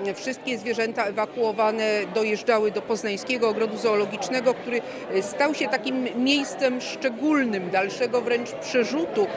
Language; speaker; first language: Polish; native; Polish